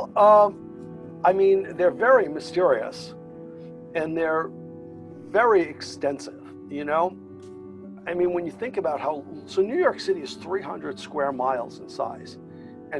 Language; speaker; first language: English; native; English